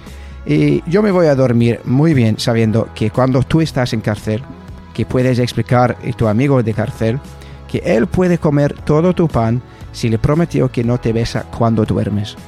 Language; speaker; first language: Spanish; non-native, fluent; English